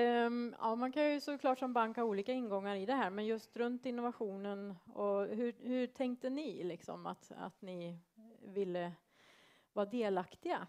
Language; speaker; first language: Swedish; native; Swedish